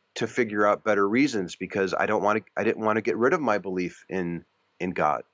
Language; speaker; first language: English; native; English